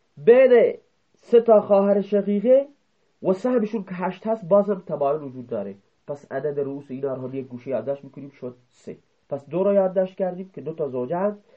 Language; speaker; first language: Persian; non-native, local second language; Baluchi